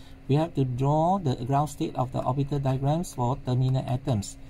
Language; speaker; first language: English; non-native, local second language; Malay